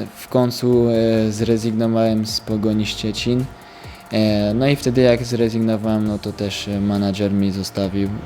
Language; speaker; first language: Polish; early bilingual, heritage; French